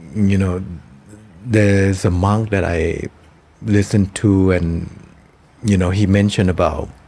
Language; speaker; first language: English; non-native, fluent; Thai